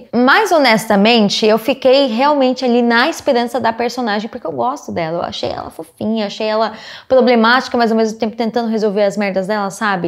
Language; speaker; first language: Portuguese; native; Portuguese